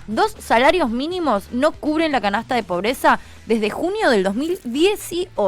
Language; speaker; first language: Spanish; native; Spanish